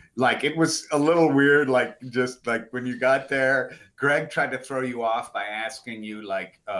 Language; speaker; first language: English; native; English